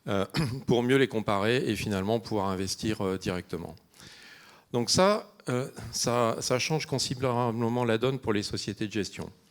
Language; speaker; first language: French; native; French